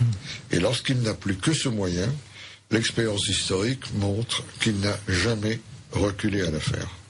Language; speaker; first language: French; native; French